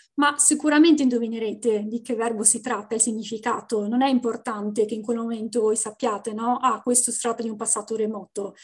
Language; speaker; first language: Italian; native; Italian